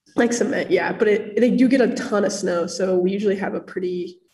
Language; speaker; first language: English; native; English